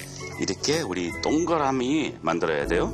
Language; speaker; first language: Korean; non-native, fluent; English